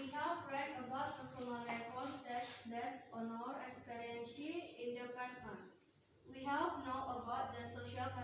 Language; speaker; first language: English; non-native, learner; Indonesian